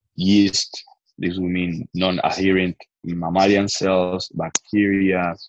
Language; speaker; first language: English; non-native, fluent; Spanish